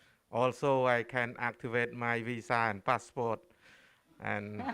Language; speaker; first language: English; non-native, learner; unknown